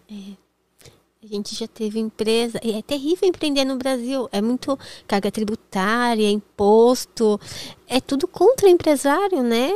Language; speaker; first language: Portuguese; native; Portuguese